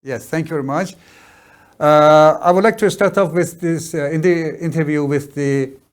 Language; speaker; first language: English; non-native, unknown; Persian